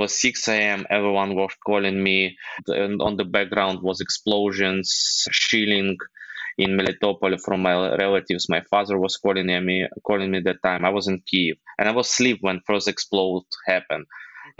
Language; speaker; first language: English; non-native, fluent; Ukrainian